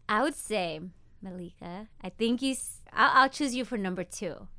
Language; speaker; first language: English; non-native, fluent; Amharic